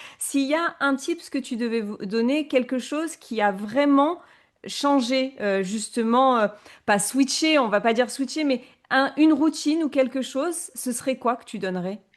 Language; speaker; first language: French; native; French